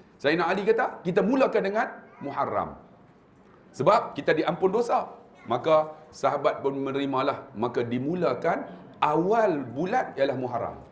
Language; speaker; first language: Malay; native; Malay